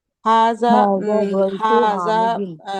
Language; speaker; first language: Arabic; non-native, learner; Urdu